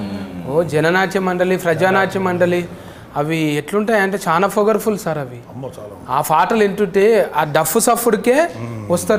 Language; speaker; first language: Telugu; native; Telugu